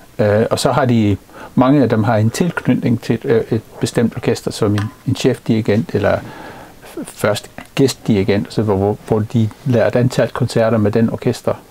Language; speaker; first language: Danish; non-native, fluent; English